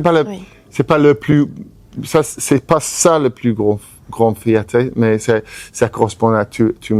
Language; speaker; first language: French; non-native, fluent; English